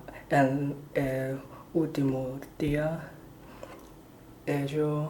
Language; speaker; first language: Spanish; non-native, learner; Chinese